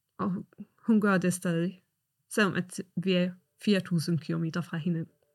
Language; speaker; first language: Danish; non-native, fluent; Arabic